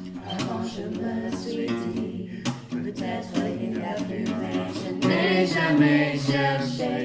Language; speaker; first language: French; non-native, learner; English